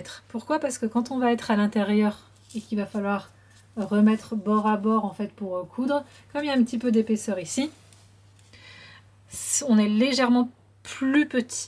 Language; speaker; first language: French; native; French